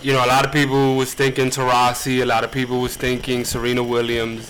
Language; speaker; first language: English; early bilingual, other home language; Spanish